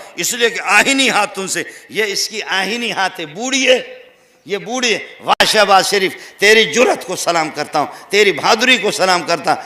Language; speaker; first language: Urdu; non-native, local second language; Brahui